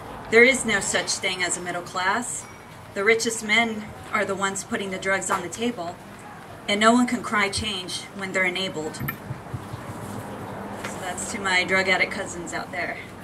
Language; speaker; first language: English; native; English